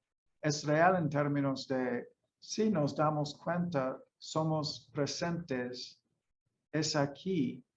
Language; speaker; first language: Spanish; non-native, fluent; English